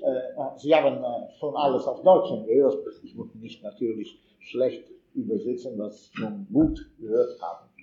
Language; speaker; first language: German; non-native, fluent; Italian